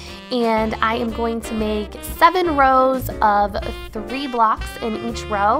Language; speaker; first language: English; native; English